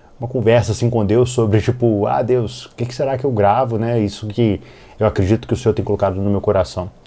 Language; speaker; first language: Portuguese; native; Portuguese